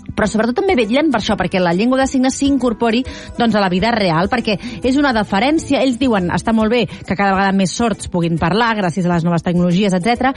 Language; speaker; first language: Catalan; native; Catalan